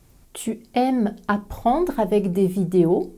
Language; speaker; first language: French; native; French